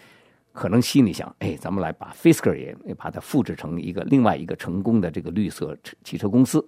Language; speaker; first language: Chinese; native; Chinese